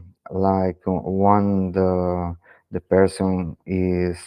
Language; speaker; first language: English; non-native, learner; Portuguese